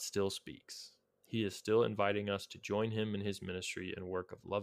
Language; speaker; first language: English; native; English